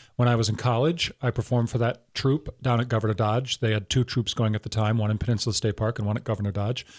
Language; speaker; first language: English; native; English